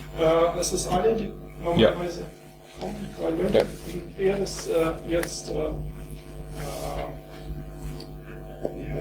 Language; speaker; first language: German; non-native, fluent; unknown